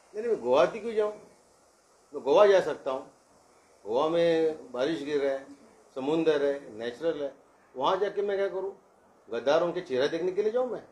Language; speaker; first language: Hindi; non-native, local second language; Marathi